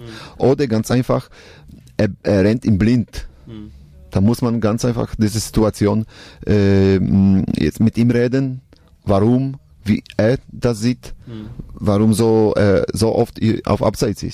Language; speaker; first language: German; non-native, learner; Polish